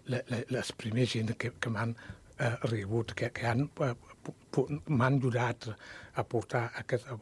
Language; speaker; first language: Catalan; non-native, learner; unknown